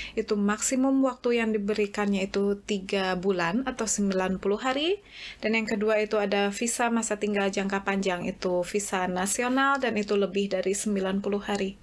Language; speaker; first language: Indonesian; native; Indonesian